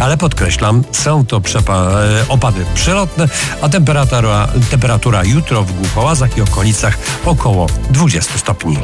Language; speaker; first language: Polish; native; Polish